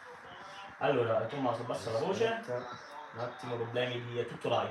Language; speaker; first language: Italian; native; Italian